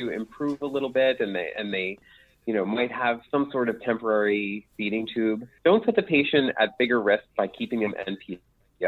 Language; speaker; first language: English; native; English